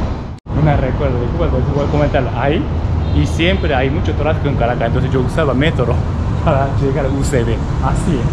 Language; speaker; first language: Spanish; non-native, learner; Japanese